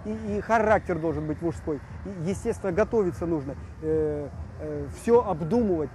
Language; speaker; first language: Russian; native; Russian